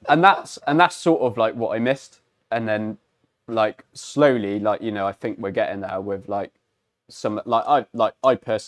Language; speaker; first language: English; native; English